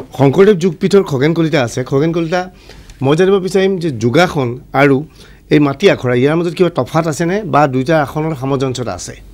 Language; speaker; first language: Assamese; native; Assamese